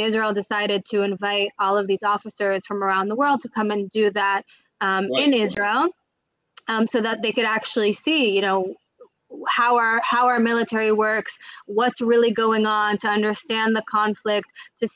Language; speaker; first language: English; native; English